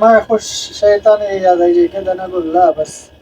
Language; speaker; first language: Arabic; non-native, learner; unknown